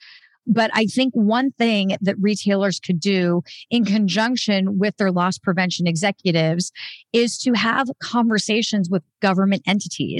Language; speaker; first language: English; native; English